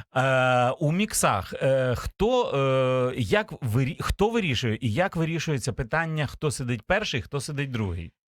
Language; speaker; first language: Ukrainian; native; Ukrainian